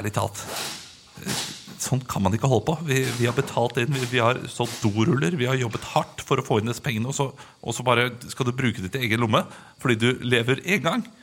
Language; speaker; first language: Norwegian; native; Norwegian